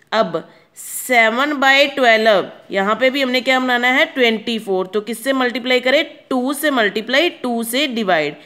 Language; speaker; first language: Hindi; non-native, local second language; Punjabi